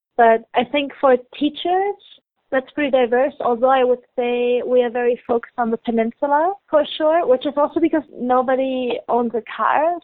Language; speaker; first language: English; non-native, fluent; German